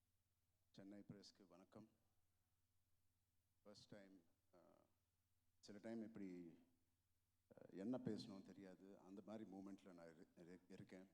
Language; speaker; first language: Tamil; non-native, local second language; Telugu